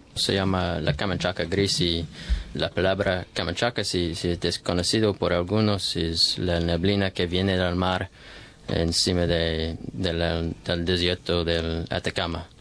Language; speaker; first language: Spanish; non-native, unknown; English